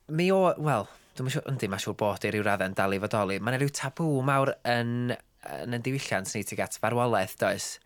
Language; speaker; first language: Welsh; native; Welsh